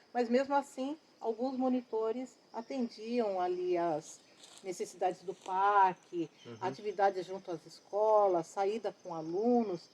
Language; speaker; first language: Portuguese; native; Portuguese